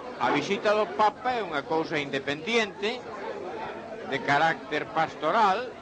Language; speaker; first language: Galician; non-native, local second language; Spanish